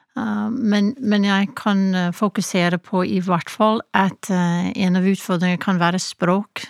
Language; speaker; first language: Norwegian; non-native, fluent; English